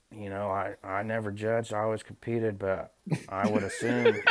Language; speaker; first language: English; native; English